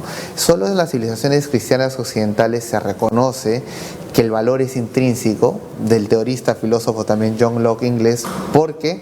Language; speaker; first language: Spanish; native; Spanish